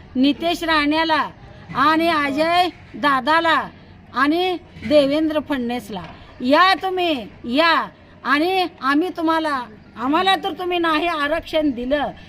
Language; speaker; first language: Marathi; native; Marathi